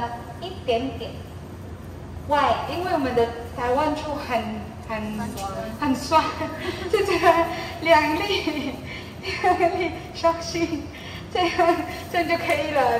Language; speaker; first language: Chinese; non-native, learner; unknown